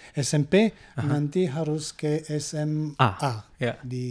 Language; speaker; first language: Indonesian; non-native, learner; German